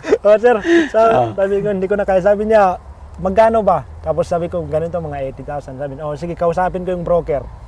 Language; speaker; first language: Filipino; non-native, local second language; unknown